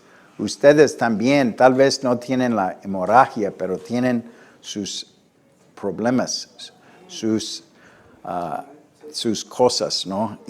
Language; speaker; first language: Spanish; non-native, fluent; English